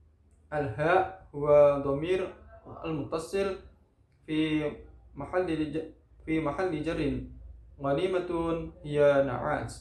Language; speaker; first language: Arabic; non-native, learner; Indonesian